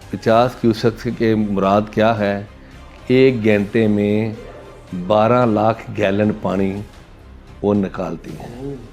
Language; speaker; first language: Urdu; non-native, local second language; Punjabi